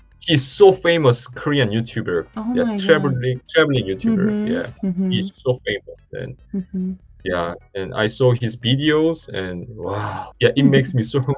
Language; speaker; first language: English; non-native, learner; Korean